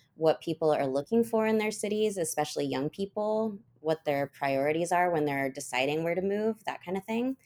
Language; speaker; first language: English; native; English